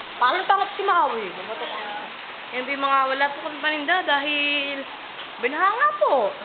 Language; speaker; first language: Filipino; native; Filipino